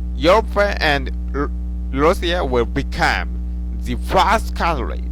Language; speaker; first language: English; non-native, learner; Japanese